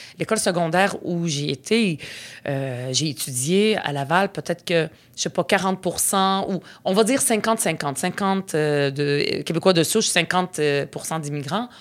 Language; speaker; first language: French; early bilingual, other home language; Arabic